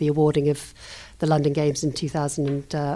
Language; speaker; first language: English; native; English